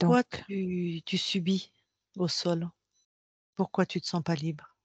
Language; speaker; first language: French; native; French